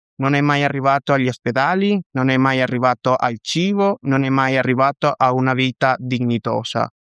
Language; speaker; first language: Italian; non-native, fluent; Spanish